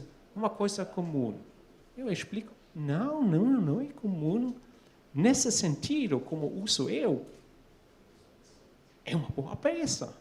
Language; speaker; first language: Portuguese; non-native, fluent; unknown